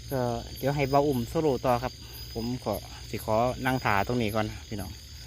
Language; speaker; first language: Thai; native; Thai